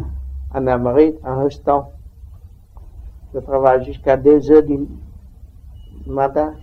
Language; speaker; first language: French; non-native, learner; Vietnamese